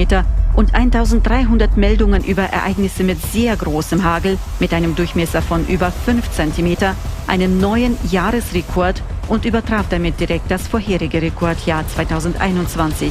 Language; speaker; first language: German; native; German